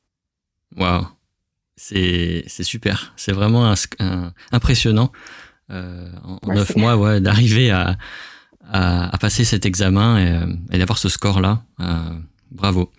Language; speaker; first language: French; native; French